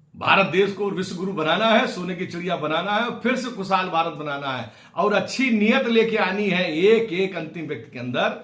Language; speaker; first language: Hindi; native; Hindi